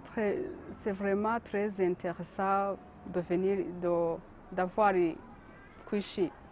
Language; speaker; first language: French; non-native, local second language; Kinyarwanda